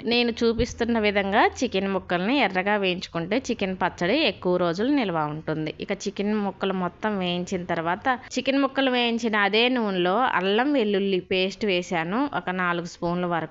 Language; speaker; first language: Telugu; native; Telugu